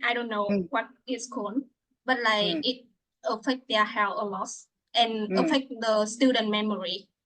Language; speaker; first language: English; non-native, fluent; Vietnamese